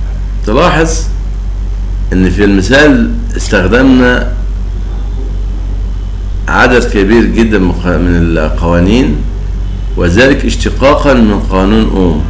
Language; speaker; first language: Arabic; native; Arabic